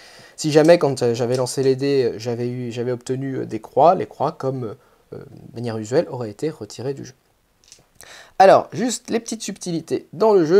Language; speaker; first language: French; native; French